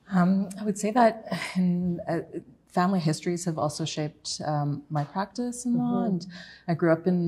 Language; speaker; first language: English; native; English